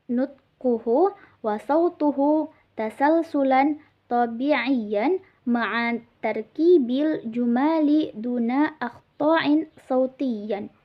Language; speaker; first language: Arabic; non-native, learner; Indonesian